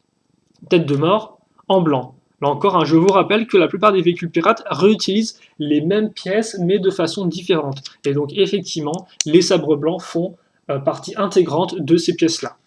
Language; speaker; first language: French; native; French